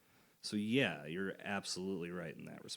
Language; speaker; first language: English; native; English